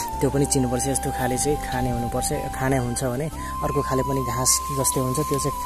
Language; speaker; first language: Nepali; non-native, local second language; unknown